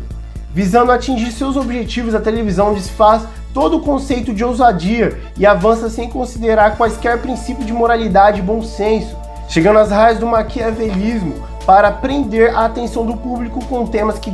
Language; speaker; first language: Portuguese; native; Portuguese